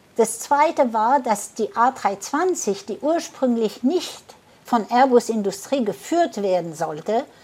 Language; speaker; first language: German; early bilingual, heritage; German